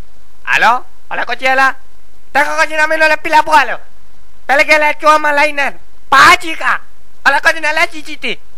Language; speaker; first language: Finnish; non-native, learner; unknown